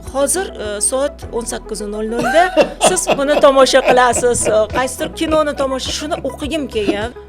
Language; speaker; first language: Uzbek; non-native, local second language; Russian